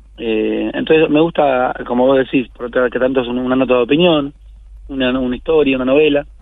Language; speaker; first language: Spanish; native; Spanish